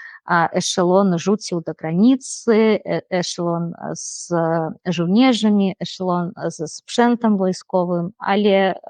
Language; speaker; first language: Polish; non-native, fluent; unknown